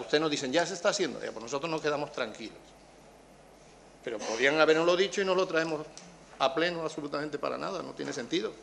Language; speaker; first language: Spanish; native; Spanish